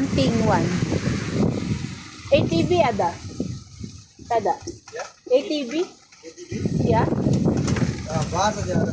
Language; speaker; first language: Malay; non-native, learner; Filipino